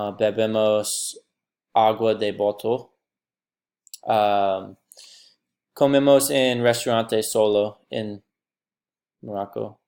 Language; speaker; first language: Spanish; non-native, learner; English